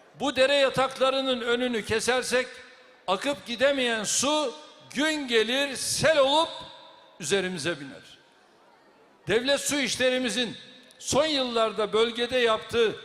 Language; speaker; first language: Turkish; native; Turkish